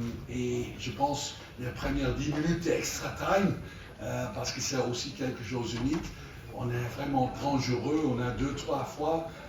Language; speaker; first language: French; non-native, learner; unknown